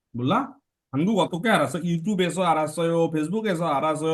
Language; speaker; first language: Korean; non-native, learner; Bangla